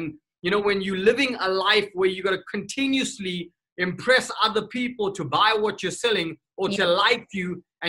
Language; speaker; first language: English; native; English